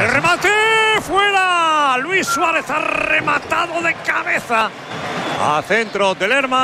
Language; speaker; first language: Spanish; native; Spanish